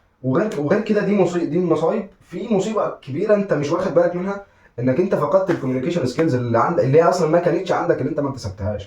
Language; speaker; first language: Arabic; native; Arabic